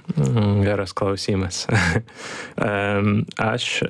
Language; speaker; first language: Lithuanian; non-native, learner; Ukrainian